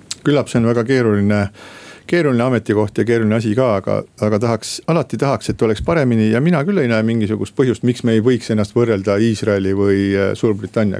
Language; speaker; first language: Estonian; native; Estonian